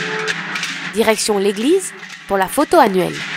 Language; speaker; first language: French; native; French